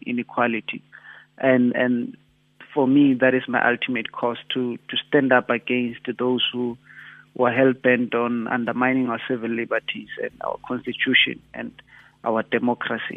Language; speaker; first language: English; non-native, local second language; Xhosa